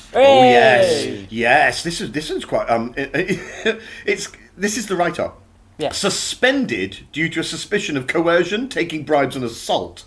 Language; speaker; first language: English; native; English